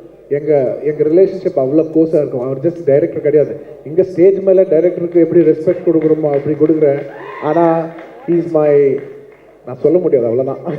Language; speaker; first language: Tamil; non-native, fluent; Telugu